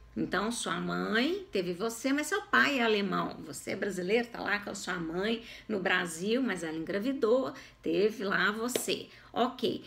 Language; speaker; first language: Portuguese; native; Portuguese